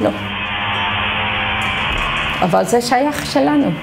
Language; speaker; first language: Hebrew; non-native, fluent; English